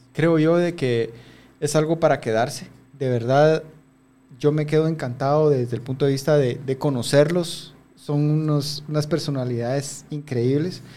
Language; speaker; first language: Spanish; native; Spanish